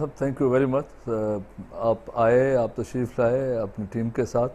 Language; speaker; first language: Urdu; non-native, local second language; Sindhi